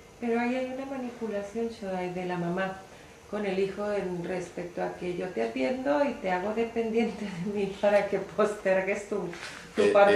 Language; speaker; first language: Spanish; native; Spanish